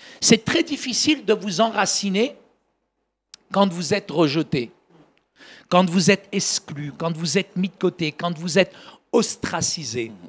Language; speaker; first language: French; early bilingual, other home language; Arabic